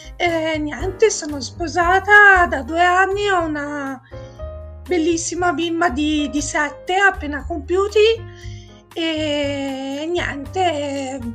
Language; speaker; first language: Italian; native; Italian